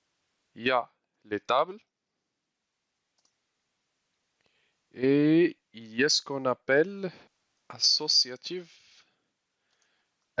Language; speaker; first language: French; non-native, local second language; Arabic